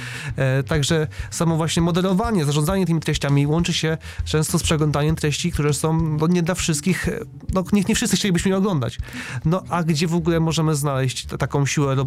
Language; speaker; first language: Polish; native; Polish